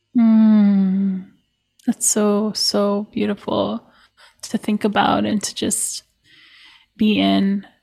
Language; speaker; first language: English; native; English